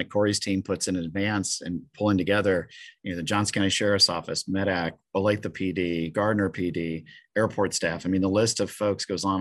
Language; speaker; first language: English; native; English